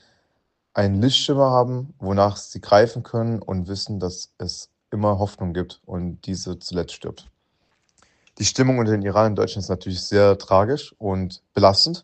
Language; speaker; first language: German; early bilingual, other home language; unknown